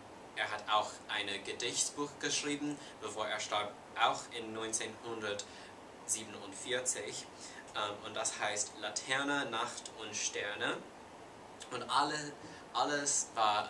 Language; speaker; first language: German; non-native, learner; English